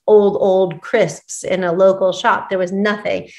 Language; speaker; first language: English; native; English